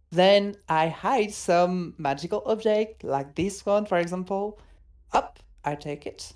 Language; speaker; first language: English; non-native, fluent; French